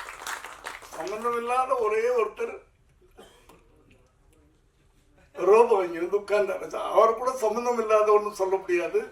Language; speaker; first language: Tamil; native; Tamil